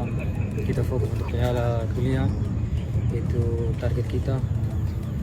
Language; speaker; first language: Indonesian; non-native, fluent; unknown